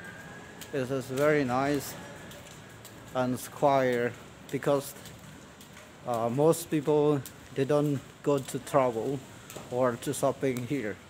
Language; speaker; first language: English; non-native, learner; Lao